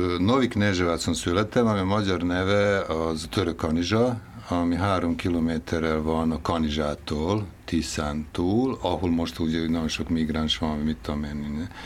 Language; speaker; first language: Hungarian; non-native, local second language; Serbian